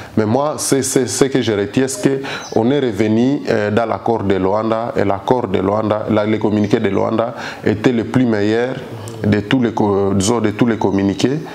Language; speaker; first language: French; non-native, local second language; Swahili